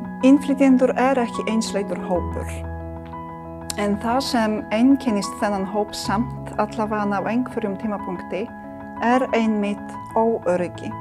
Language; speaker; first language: Icelandic; non-native, fluent; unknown